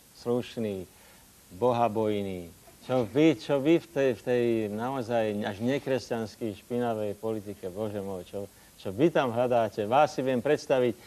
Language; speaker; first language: Slovak; native; Slovak